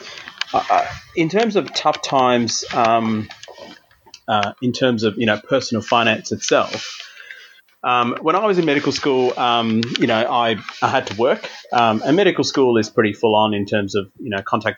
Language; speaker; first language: English; native; English